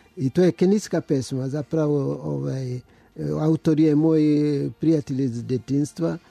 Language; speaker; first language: Serbian; early bilingual, other home language; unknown